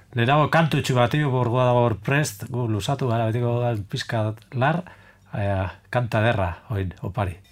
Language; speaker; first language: Basque; native; Basque